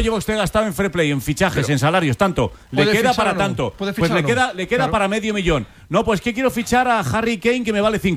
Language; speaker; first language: Spanish; native; Spanish